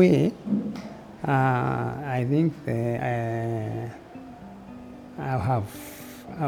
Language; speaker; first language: English; non-native, local second language; Kikuyu